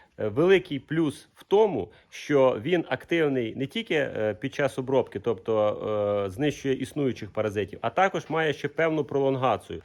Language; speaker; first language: Ukrainian; non-native, local second language; Russian